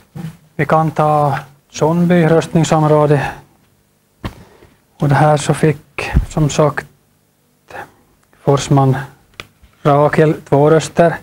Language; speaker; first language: Swedish; native; Swedish